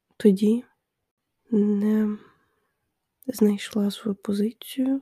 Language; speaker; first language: Ukrainian; non-native, local second language; Russian